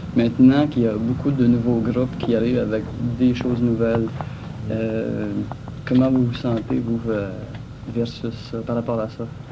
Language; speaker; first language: French; native; French